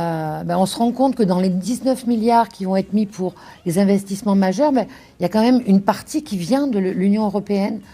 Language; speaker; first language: French; native; French